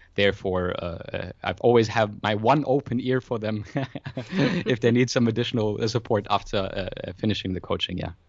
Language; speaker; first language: English; non-native, fluent; German